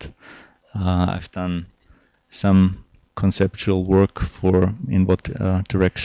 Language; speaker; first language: English; non-native, fluent; German